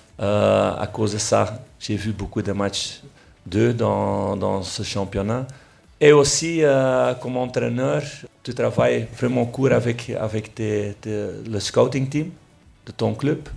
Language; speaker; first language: French; non-native, local second language; Dutch